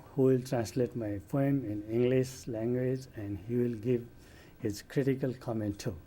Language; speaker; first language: English; non-native, local second language; Nepali